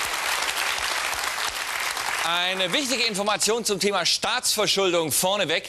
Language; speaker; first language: German; native; German